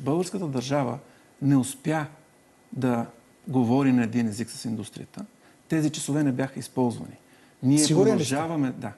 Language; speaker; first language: Bulgarian; native; Bulgarian